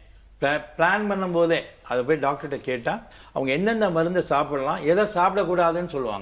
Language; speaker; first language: Tamil; native; Tamil